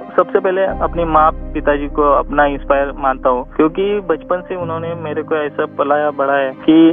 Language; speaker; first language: Hindi; non-native, local second language; Marathi